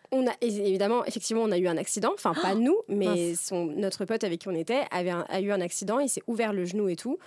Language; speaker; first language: French; native; French